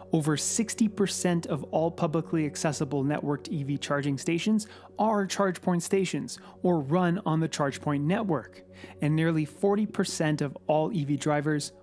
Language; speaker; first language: English; native; English